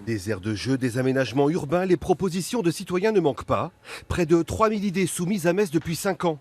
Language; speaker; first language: French; native; French